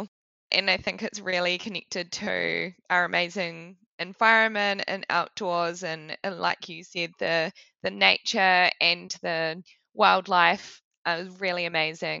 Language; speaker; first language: English; native; English